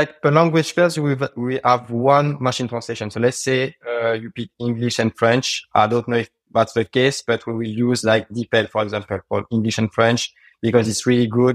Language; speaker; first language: English; non-native, fluent; French